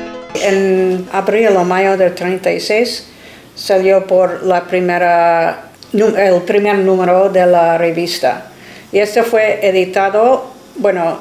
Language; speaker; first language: Spanish; non-native, fluent; English